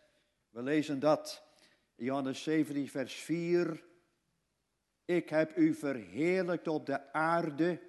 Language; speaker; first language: Dutch; native; Dutch